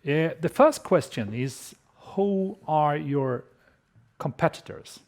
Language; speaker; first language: English; non-native, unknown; Swedish